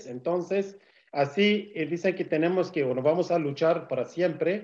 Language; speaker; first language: Spanish; non-native, learner; Kurdish